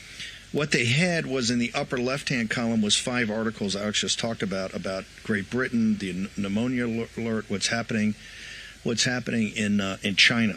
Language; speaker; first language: English; native; English